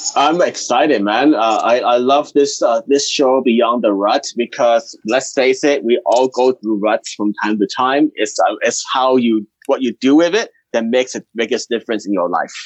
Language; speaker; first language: English; early bilingual, other home language; Cantonese